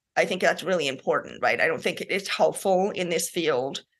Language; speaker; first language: English; native; English